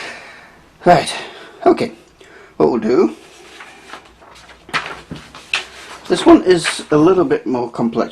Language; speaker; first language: English; native; English